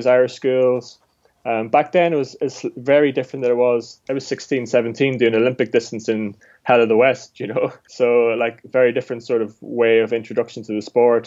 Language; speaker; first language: English; native; English